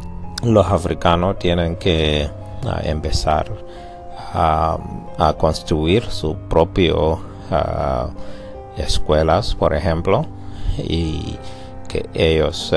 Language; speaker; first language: Spanish; non-native, learner; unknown